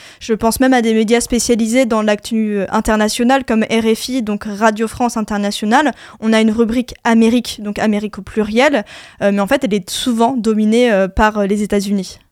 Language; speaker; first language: French; native; French